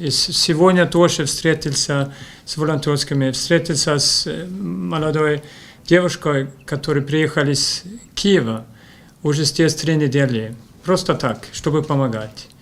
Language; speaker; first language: Russian; non-native, fluent; Swedish